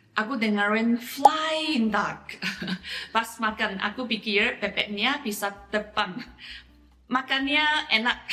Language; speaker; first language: Indonesian; non-native, fluent; Chinese